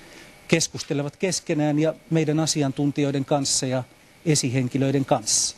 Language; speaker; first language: Finnish; native; Finnish